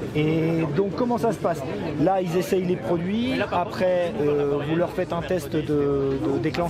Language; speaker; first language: French; native; French